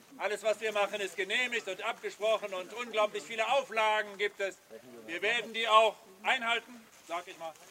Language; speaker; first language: German; native; German